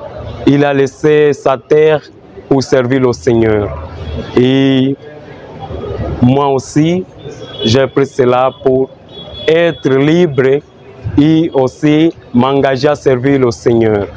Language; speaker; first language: French; non-native, learner; Portuguese